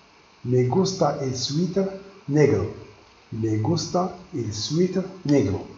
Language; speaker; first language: Spanish; non-native, learner; Arabic